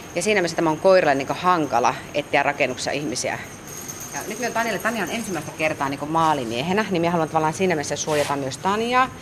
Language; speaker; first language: Finnish; native; Finnish